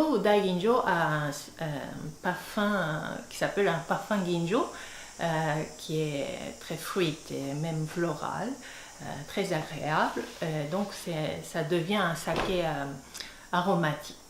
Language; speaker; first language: French; non-native, fluent; Japanese